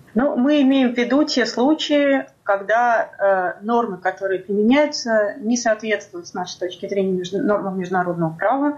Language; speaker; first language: Russian; native; Russian